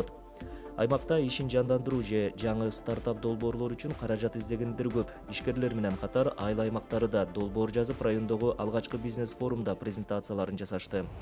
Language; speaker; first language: Kyrgyz; native; Kyrgyz